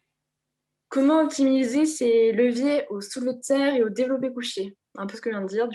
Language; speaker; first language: French; native; French